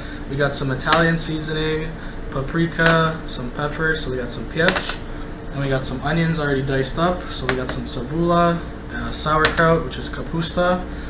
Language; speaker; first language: English; early bilingual, other home language; Polish